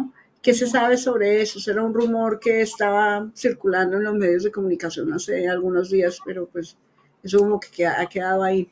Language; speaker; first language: Spanish; native; Spanish